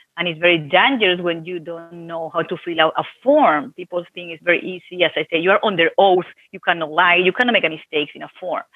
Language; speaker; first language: English; non-native, fluent; Spanish